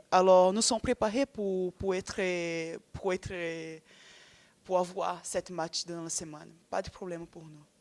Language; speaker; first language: French; non-native, fluent; Portuguese